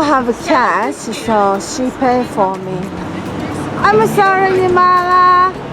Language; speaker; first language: English; non-native, fluent; Japanese